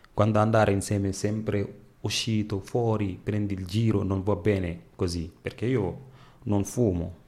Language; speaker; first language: Italian; non-native, learner; Wolof